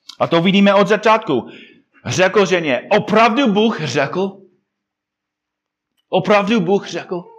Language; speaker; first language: Czech; non-native, fluent; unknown